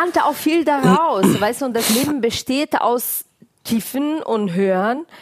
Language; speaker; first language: German; non-native, fluent; Portuguese